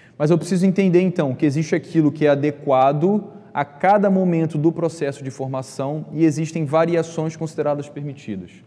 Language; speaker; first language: Portuguese; native; Portuguese